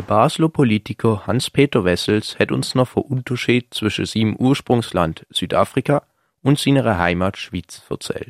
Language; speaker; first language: German; native; German